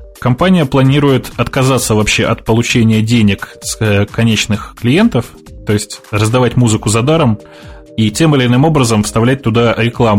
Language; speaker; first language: Russian; native; Russian